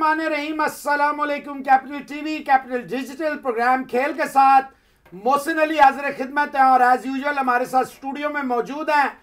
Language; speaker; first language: Urdu; native; Urdu